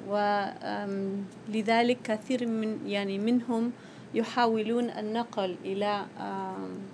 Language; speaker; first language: Arabic; non-native, fluent; Spanish